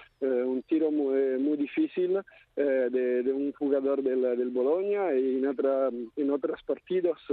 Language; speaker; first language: Spanish; non-native, fluent; Italian